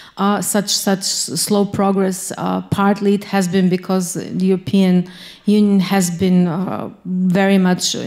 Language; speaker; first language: English; non-native, fluent; Bosnian